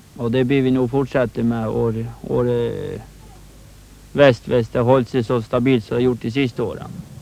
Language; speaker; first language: Norwegian; native; Norwegian